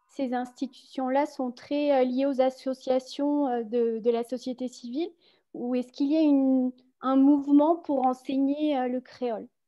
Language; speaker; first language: French; non-native, fluent; Spanish